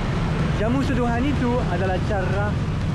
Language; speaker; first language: Indonesian; non-native, fluent; French